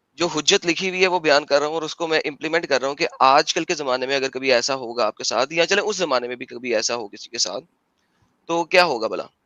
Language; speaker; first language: Urdu; non-native, local second language; Punjabi